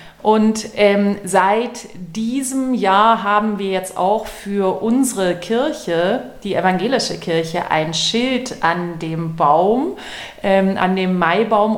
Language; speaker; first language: German; native; German